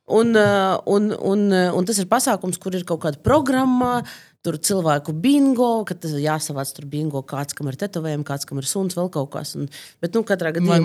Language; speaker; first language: Latvian; non-native, local second language; Russian